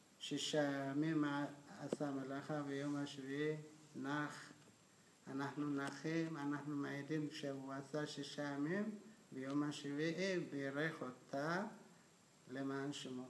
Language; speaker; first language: Hebrew; non-native, fluent; Amharic